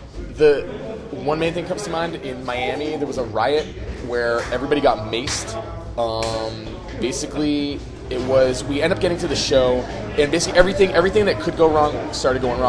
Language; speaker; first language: English; native; English